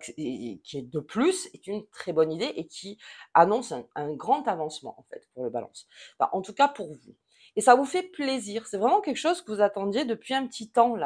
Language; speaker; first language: French; native; French